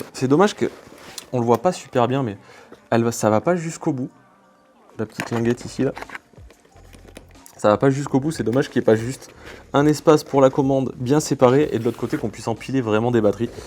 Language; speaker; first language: French; native; French